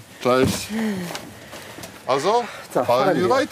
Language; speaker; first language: German; non-native, learner; Polish